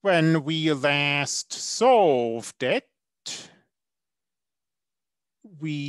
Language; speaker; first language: English; native; English